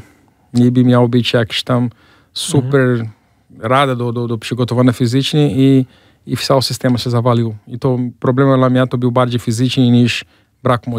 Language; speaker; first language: Polish; non-native, fluent; Portuguese